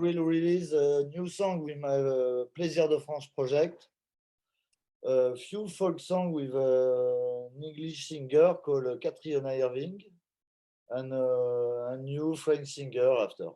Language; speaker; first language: English; non-native, learner; French